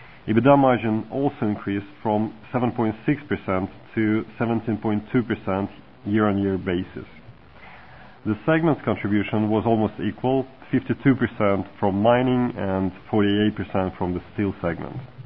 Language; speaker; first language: English; non-native, fluent; Russian